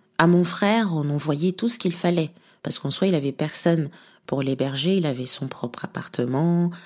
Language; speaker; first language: French; non-native, local second language; Lingala